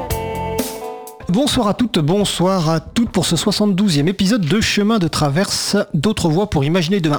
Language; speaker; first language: French; native; French